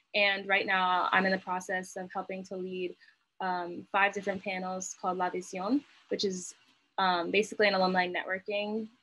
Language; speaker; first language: English; native; English